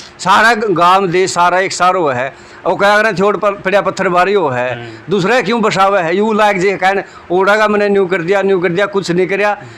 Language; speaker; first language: Hindi; native; Hindi